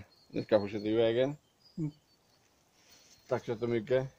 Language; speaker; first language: Swedish; non-native, learner; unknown